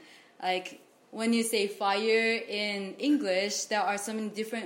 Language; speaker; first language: English; non-native, fluent; Japanese